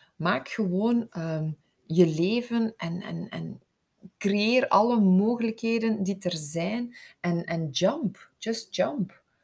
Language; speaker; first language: Dutch; native; Dutch